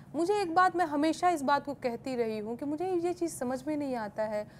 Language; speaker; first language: Hindi; native; Hindi